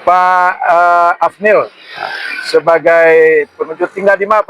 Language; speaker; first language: Indonesian; non-native, local second language; Minangkabau